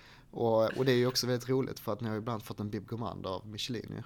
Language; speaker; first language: Swedish; native; Swedish